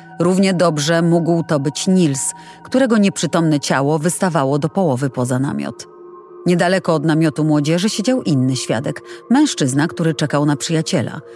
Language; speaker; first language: Polish; native; Polish